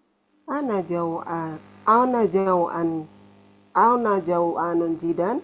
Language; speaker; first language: Arabic; non-native, learner; Indonesian